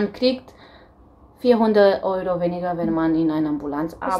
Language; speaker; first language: German; non-native, fluent; Romanian